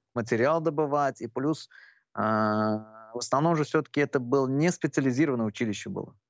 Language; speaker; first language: Russian; non-native, local second language; Azerbaijani